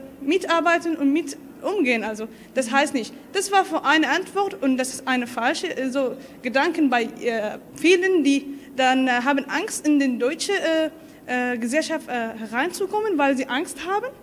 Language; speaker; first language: German; non-native, learner; Arabic